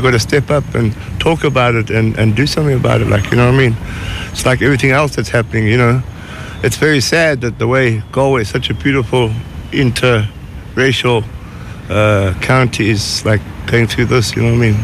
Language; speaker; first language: English; native; English